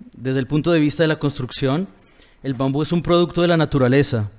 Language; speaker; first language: Spanish; native; Spanish